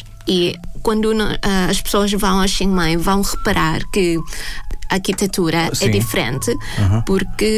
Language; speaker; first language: Portuguese; non-native, fluent; Thai